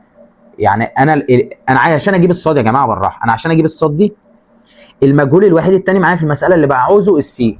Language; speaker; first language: Arabic; native; Arabic